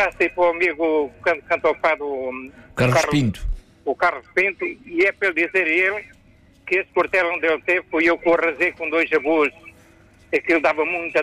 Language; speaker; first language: Portuguese; native; Portuguese